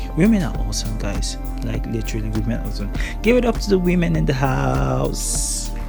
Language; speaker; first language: English; non-native, local second language; Yoruba